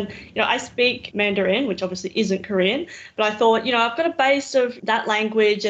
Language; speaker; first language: English; native; English